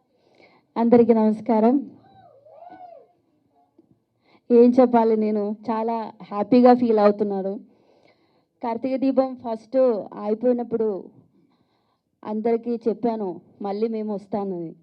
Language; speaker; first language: Telugu; non-native, local second language; Malayalam